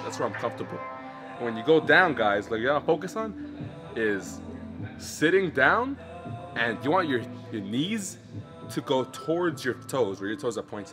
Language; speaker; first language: English; native; English